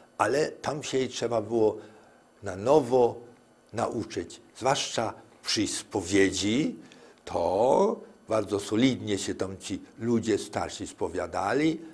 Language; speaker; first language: Polish; native; Polish